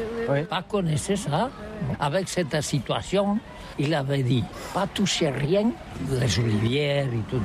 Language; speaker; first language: French; non-native, learner; Catalan